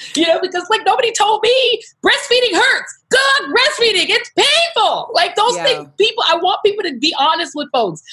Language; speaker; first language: English; native; English